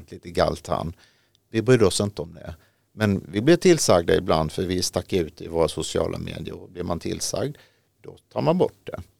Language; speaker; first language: Swedish; native; Swedish